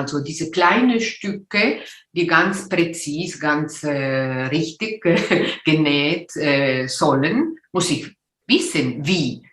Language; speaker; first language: German; non-native, local second language; Italian